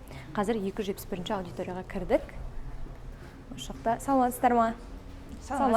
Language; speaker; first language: Kazakh; native; Kazakh